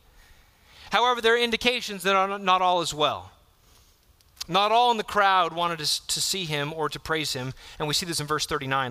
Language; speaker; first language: English; native; English